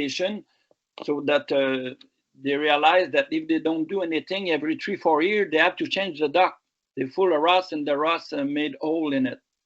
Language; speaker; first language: English; non-native, local second language; French